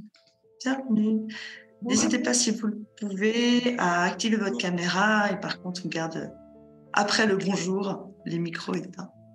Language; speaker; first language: French; native; French